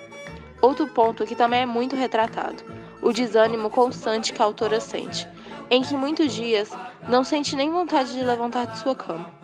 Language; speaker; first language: Portuguese; native; Portuguese